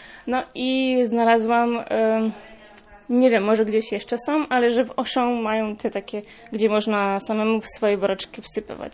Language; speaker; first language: Polish; non-native, fluent; Ukrainian